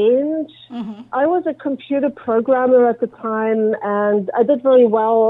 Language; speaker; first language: English; native; English